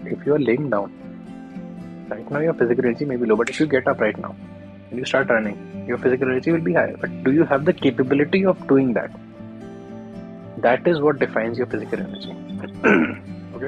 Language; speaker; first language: English; non-native, local second language; Hindi